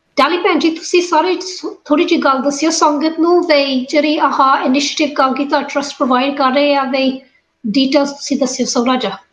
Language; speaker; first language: Punjabi; early bilingual, heritage; Punjabi